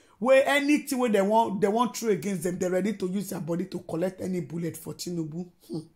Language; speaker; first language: Nigerian Pidgin; non-native, local second language; Yoruba